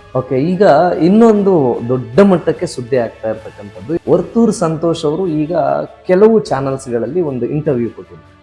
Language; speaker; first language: Kannada; native; Kannada